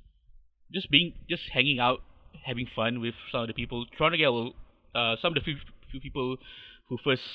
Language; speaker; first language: English; non-native, local second language; Malay